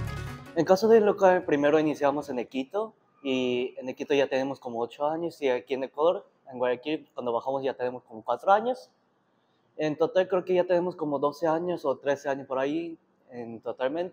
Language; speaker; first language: Spanish; early bilingual, heritage; Korean